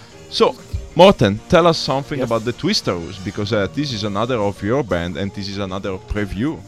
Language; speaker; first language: English; non-native, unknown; Italian